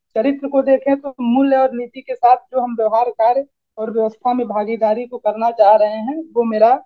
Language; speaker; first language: Hindi; native; Hindi